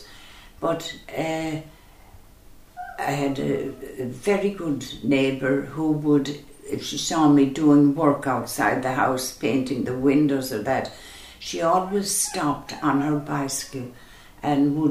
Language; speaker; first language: English; native; English